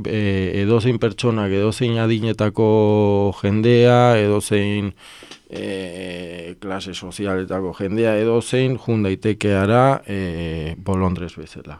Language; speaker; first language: Basque; native; Basque